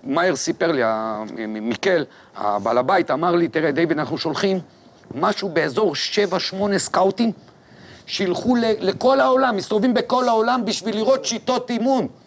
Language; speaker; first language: Hebrew; native; Hebrew